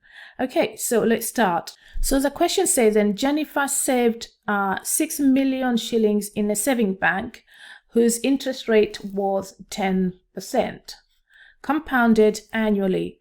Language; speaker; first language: English; non-native, local second language; Swahili